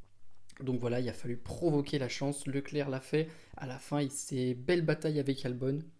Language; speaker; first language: French; native; French